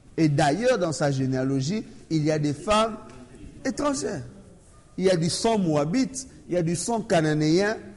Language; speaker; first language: French; non-native, local second language; Lingala